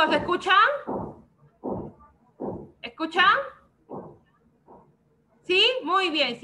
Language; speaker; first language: Spanish; native; Spanish